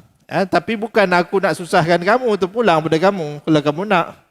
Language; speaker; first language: Malay; native; Malay